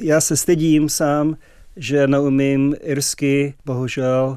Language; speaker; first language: Czech; non-native, fluent; English